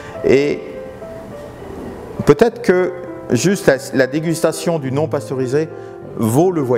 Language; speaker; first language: French; non-native, fluent; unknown